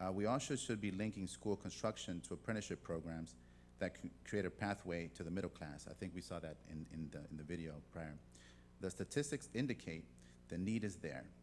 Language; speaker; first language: English; native; English